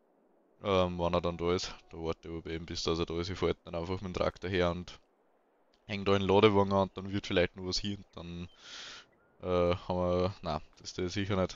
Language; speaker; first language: German; native; German